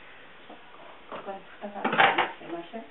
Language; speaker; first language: Japanese; non-native, fluent; Chinese